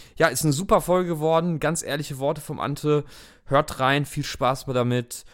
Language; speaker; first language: German; native; German